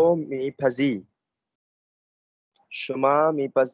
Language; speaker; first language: Persian; non-native, learner; Urdu